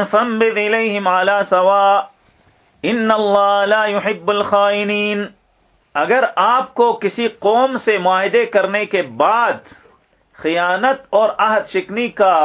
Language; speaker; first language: Urdu; non-native, local second language; Pashto